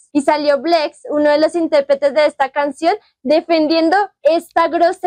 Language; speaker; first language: Spanish; native; Spanish